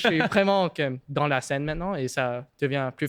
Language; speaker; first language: French; non-native, local second language; English